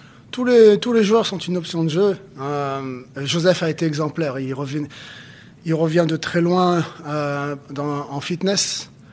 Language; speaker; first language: French; native; French